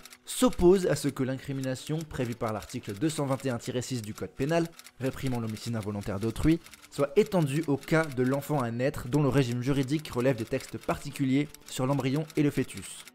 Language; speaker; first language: French; native; French